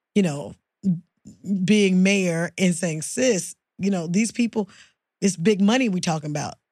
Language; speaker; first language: English; native; English